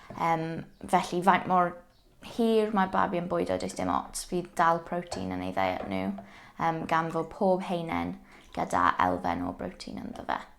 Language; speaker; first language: Welsh; non-native, local second language; English